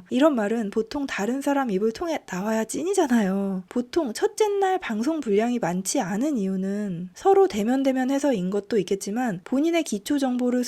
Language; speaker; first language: Korean; native; Korean